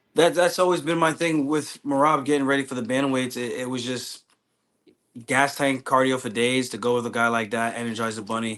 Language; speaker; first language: English; native; English